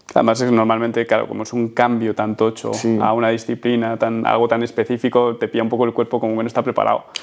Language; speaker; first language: Spanish; native; Spanish